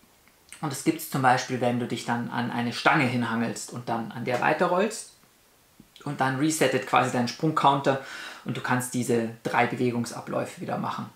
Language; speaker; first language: German; native; German